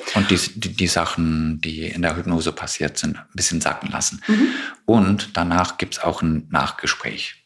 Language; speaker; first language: German; non-native, fluent; English